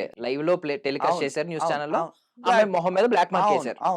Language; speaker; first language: Telugu; native; Telugu